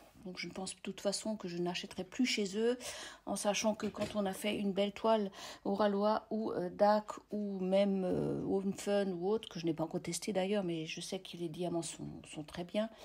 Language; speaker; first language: French; native; French